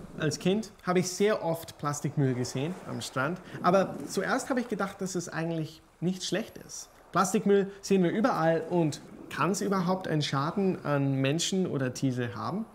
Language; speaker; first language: German; early bilingual, heritage; German